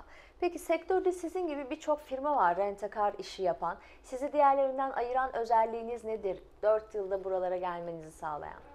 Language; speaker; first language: Turkish; native; Turkish